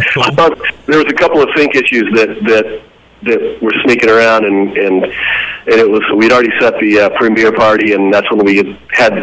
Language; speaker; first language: English; native; English